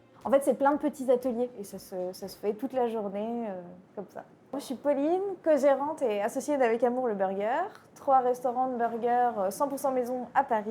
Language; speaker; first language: French; native; French